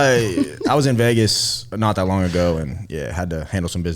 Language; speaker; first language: English; native; English